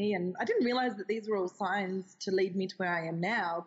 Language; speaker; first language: English; native; English